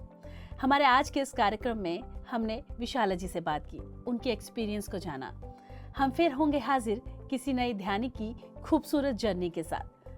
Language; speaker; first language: Hindi; native; Hindi